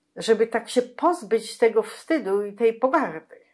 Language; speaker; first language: Polish; non-native, local second language; Yiddish